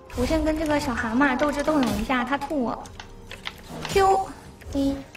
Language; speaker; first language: Chinese; native; Chinese